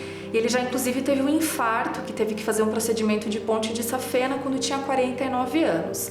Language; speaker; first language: Portuguese; native; Portuguese